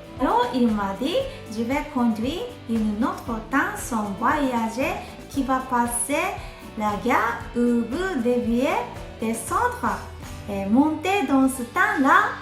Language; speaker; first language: French; non-native, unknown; Japanese